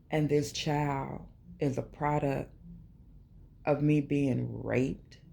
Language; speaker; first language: English; native; English